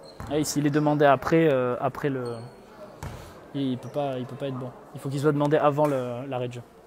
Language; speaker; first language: French; native; French